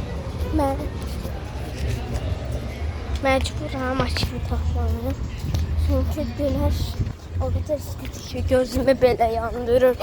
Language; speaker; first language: Turkish; non-native, learner; Azerbaijani